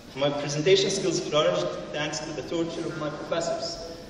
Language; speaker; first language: English; non-native, fluent; Arabic